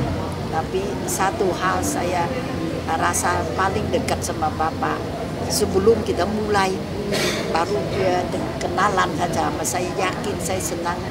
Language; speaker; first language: Indonesian; non-native, fluent; Vietnamese